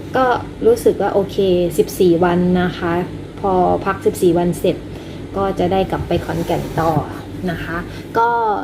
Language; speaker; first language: Thai; native; Thai